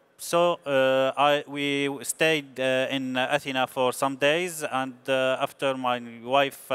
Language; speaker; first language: English; non-native, learner; Arabic